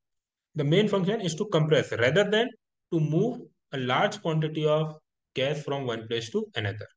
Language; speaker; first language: English; non-native, local second language; Hindi